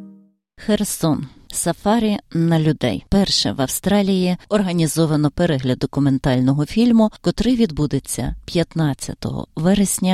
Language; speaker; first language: Ukrainian; native; Ukrainian